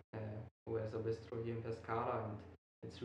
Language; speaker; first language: English; non-native, fluent; German